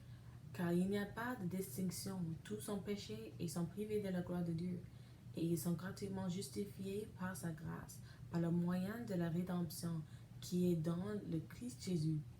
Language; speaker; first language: French; non-native, learner; English